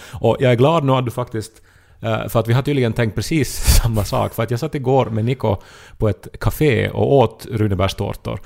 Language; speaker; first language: Swedish; native; Swedish